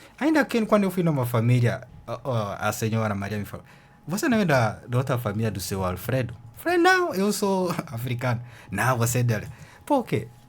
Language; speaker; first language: Portuguese; non-native, fluent; Ganda